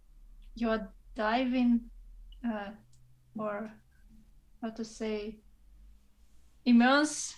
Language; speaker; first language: English; non-native, fluent; Russian